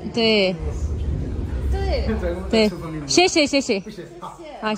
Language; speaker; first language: Chinese; non-native, fluent; Urdu